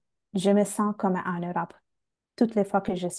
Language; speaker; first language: French; non-native, fluent; Bangla